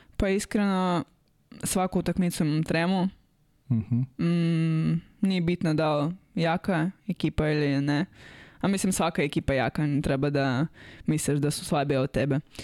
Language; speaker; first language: Serbian; non-native, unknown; Russian